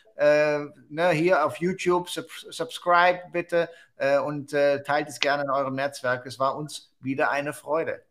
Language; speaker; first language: German; native; German